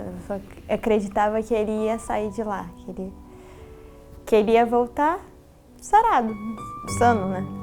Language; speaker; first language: Portuguese; early bilingual, heritage; Portuguese